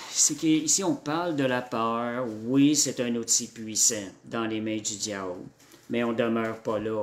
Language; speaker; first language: French; native; French